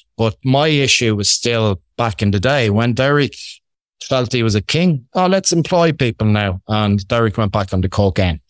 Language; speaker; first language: English; native; English